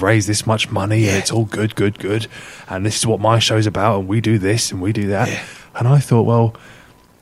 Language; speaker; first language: English; native; English